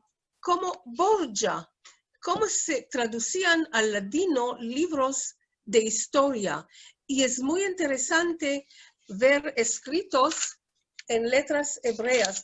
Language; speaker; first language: Spanish; non-native, fluent; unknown